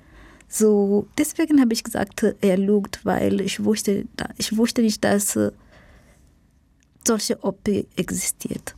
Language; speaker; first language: German; non-native, learner; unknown